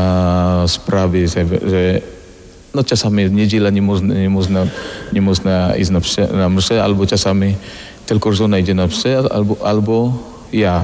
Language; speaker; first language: Polish; non-native, learner; Filipino